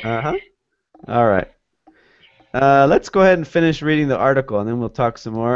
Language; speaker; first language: English; native; English